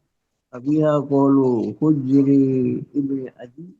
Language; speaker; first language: Arabic; non-native, fluent; Indonesian